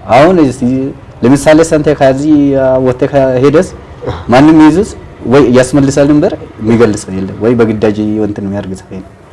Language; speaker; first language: Amharic; non-native, local second language; Oromo